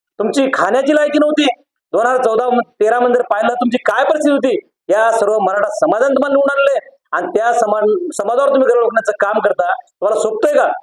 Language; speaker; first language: Marathi; native; Marathi